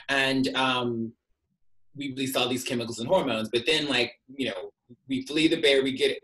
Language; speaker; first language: English; native; English